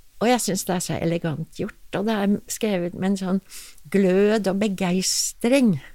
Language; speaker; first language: Norwegian; non-native, fluent; English